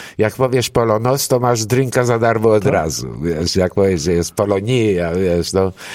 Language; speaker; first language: Polish; early bilingual, other home language; Greek